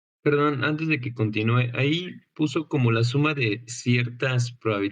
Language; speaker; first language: Spanish; native; Spanish